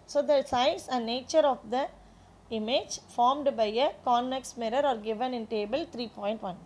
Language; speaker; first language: English; non-native, local second language; Tamil